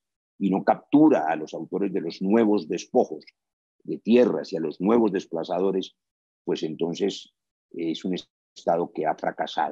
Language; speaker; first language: Spanish; native; Spanish